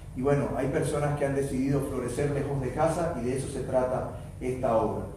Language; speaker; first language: Spanish; native; Spanish